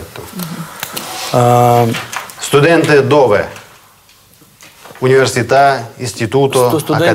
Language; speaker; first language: Italian; non-native, fluent; Russian